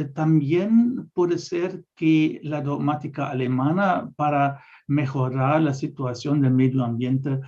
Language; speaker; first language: Spanish; non-native, fluent; German